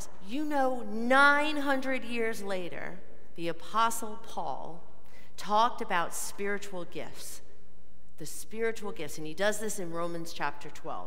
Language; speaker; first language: English; native; English